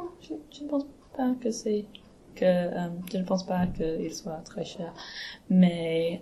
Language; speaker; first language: French; non-native, learner; English